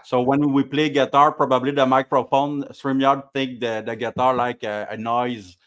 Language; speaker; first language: English; non-native, learner; French